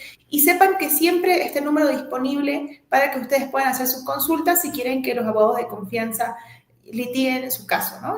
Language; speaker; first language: Spanish; native; Spanish